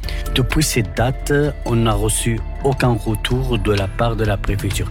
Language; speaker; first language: French; non-native, local second language; Arabic